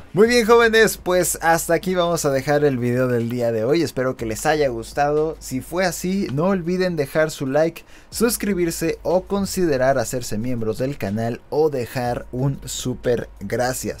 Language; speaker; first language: Spanish; native; Spanish